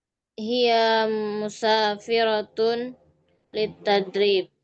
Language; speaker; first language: Arabic; non-native, learner; Indonesian